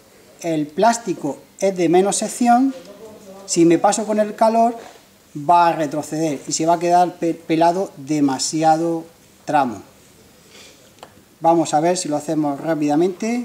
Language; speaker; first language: Spanish; native; Spanish